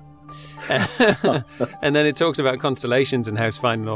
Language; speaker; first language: English; native; English